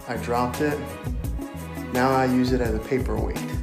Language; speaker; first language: English; native; English